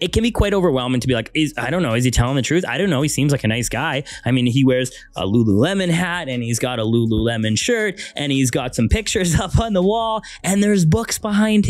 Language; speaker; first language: English; native; English